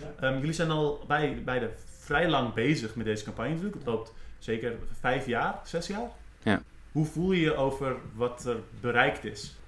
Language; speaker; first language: Dutch; native; Dutch